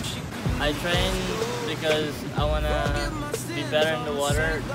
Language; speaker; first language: English; non-native, local second language; Filipino